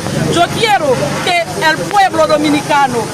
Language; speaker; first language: Spanish; non-native, local second language; Haitian Creole